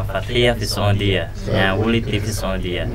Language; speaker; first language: Arabic; non-native, learner; Indonesian